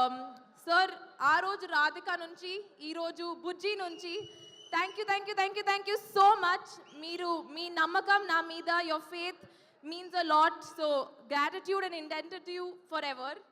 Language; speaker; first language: Telugu; non-native, fluent; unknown